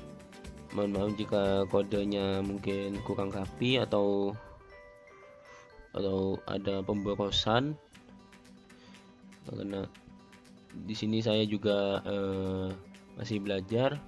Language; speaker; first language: Indonesian; native; Indonesian